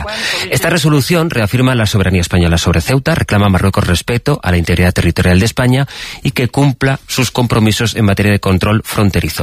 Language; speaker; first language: Spanish; native; Spanish